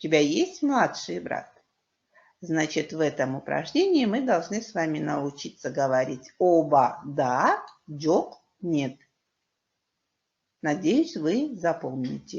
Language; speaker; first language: Russian; non-native, local second language; Kyrgyz